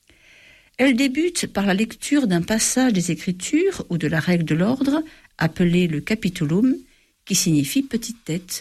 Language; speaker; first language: French; native; French